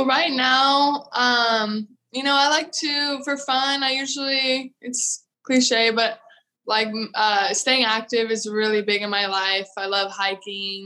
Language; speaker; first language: English; native; English